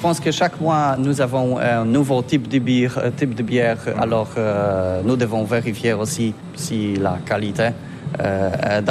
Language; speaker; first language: French; non-native, learner; Polish